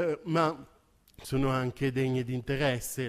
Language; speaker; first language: Italian; native; Italian